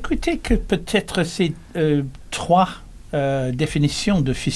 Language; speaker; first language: French; non-native, learner; English